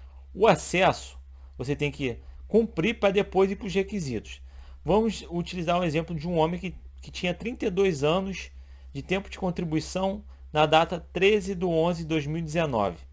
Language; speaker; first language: Portuguese; native; Portuguese